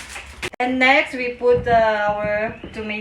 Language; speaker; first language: English; non-native, local second language; Filipino